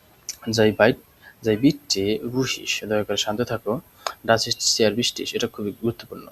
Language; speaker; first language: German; non-native, learner; Bangla